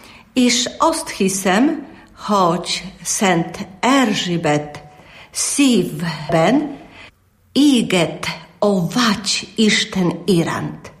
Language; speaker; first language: Hungarian; non-native, learner; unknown